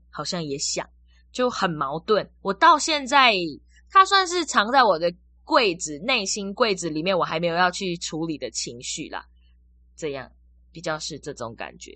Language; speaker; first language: Chinese; native; Chinese